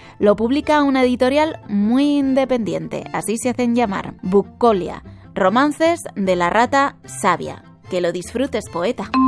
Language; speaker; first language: Spanish; native; Spanish